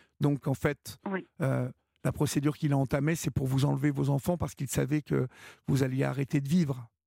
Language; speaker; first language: French; native; French